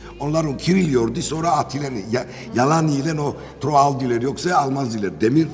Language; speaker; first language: Turkish; non-native, learner; Georgian